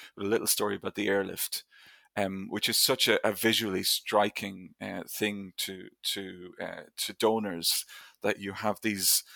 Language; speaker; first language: English; native; English